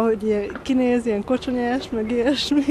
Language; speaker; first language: Hungarian; non-native, fluent; Japanese